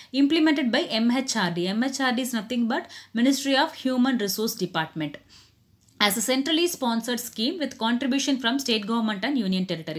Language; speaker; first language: English; non-native, local second language; Tamil